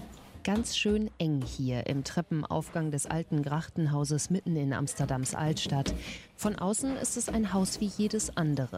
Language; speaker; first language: German; native; German